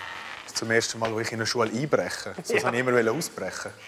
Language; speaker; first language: German; native; German